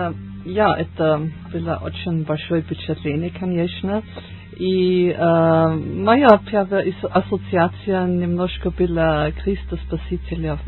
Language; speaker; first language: Russian; non-native, learner; German